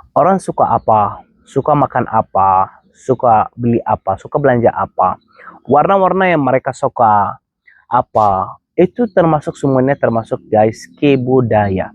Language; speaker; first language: Indonesian; non-native, fluent; Arabic